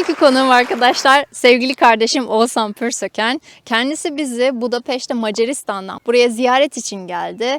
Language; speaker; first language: Turkish; native; Turkish